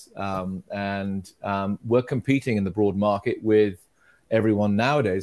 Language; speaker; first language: English; native; English